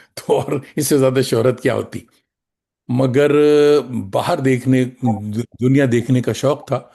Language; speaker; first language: Hindi; non-native, local second language; Urdu